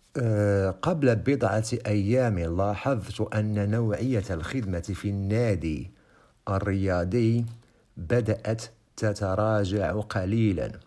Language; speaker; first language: Arabic; non-native, fluent; Indonesian